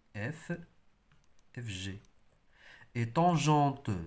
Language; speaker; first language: French; non-native, local second language; Arabic